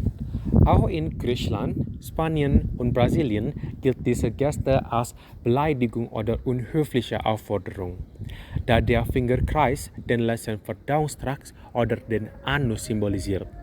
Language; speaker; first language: German; non-native, learner; Indonesian